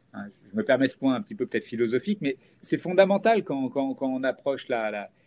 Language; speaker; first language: French; native; French